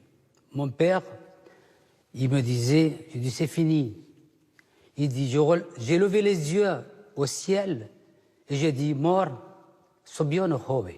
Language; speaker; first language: French; non-native, fluent; Assyrian Neo-Aramaic